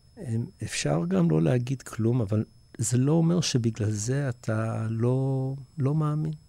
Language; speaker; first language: Hebrew; early bilingual, other home language; English